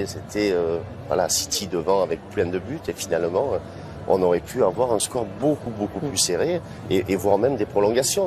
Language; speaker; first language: French; native; French